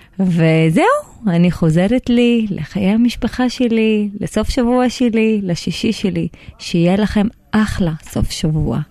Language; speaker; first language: Hebrew; non-native, local second language; Arabic